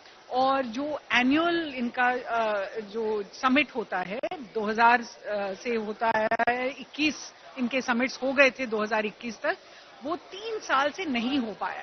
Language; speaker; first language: Hindi; native; Hindi